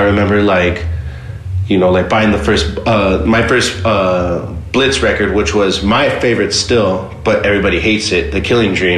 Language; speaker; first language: English; native; English